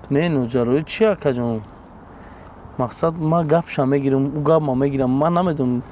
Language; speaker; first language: Tajik; native; Tajik